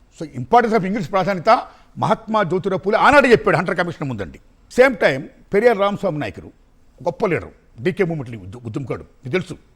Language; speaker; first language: Telugu; native; Telugu